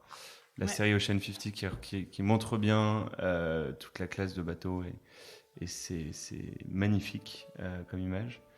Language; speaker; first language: French; native; French